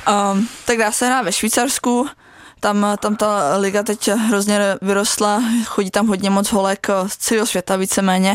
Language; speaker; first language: Czech; native; Czech